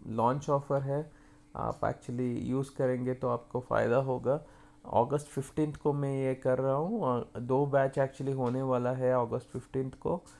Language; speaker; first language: Hindi; non-native, local second language; Kannada